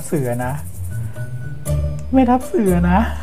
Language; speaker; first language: Thai; native; Thai